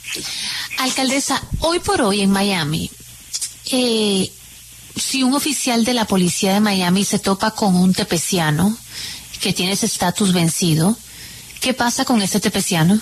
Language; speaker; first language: Spanish; native; Spanish